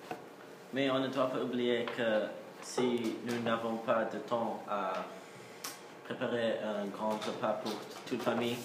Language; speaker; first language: French; non-native, learner; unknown